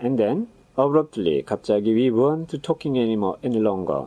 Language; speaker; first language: English; non-native, fluent; Korean